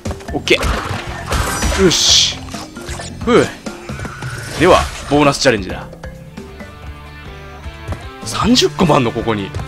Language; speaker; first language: Japanese; native; Japanese